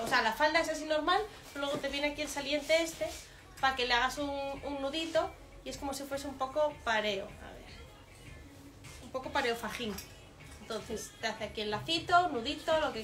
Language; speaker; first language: Spanish; native; Spanish